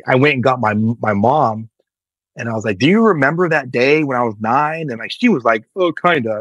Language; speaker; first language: English; native; English